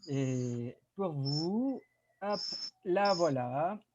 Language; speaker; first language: French; non-native, fluent; Spanish